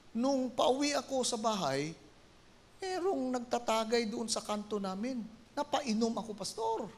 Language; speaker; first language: Filipino; non-native, local second language; Iloko